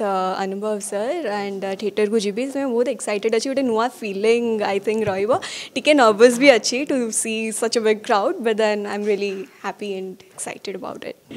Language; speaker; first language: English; non-native, local second language; Odia